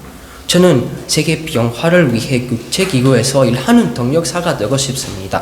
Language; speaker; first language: Korean; non-native, learner; Spanish